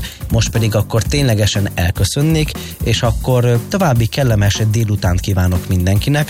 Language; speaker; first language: Hungarian; native; Hungarian